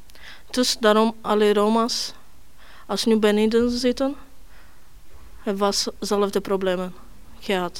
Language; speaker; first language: Dutch; non-native, learner; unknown